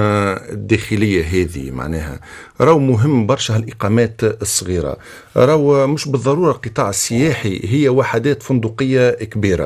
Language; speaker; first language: Arabic; native; Arabic